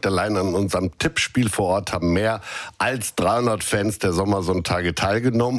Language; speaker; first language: German; native; German